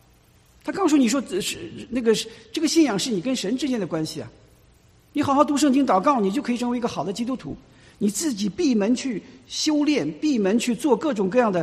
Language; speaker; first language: Chinese; native; Chinese